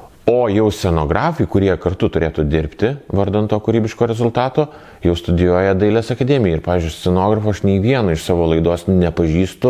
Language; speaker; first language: Lithuanian; native; Lithuanian